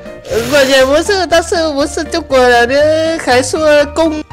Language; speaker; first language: Chinese; non-native, learner; Vietnamese